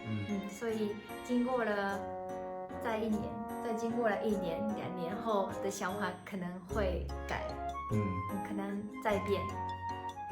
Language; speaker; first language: Chinese; non-native, fluent; Japanese